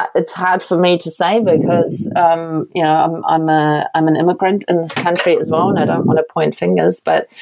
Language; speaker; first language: English; non-native, fluent; German